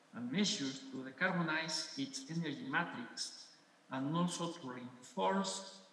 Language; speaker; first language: English; non-native, fluent; Spanish